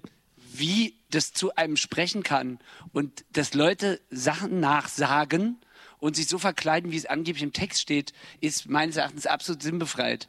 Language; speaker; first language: German; native; German